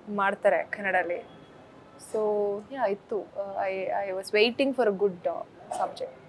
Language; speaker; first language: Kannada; early bilingual, heritage; Kannada